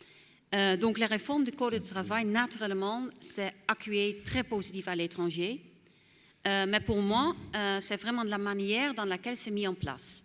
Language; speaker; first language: French; non-native, fluent; Dutch